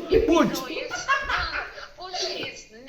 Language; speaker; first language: English; non-native, local second language; Mizo